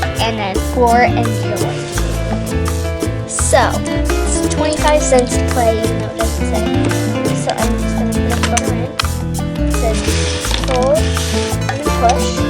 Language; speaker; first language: English; native; English